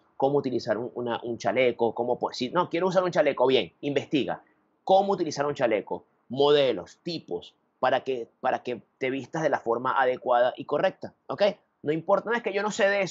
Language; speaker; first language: Spanish; native; Spanish